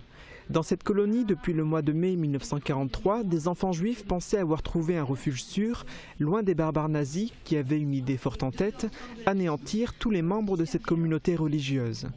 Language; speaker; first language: French; native; French